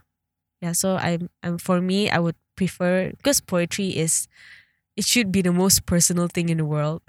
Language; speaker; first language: English; non-native, local second language; Malay